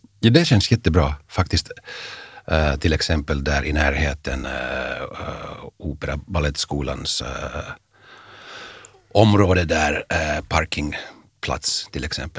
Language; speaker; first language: Swedish; non-native, fluent; Finnish